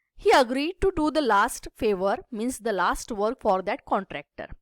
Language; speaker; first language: English; non-native, local second language; Marathi